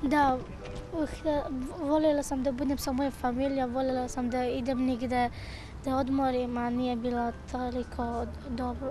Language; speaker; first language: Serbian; non-native, learner; Persian